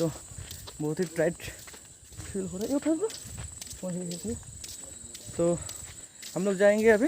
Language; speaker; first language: Hindi; non-native, local second language; Nepali